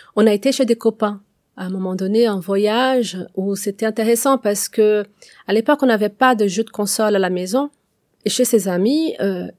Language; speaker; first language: French; non-native, fluent; Portuguese